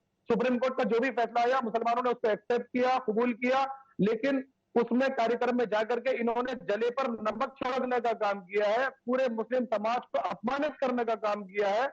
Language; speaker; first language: Hindi; native; Hindi